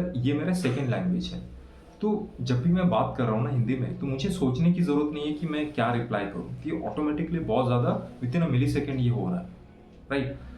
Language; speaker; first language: Hindi; non-native, local second language; Santali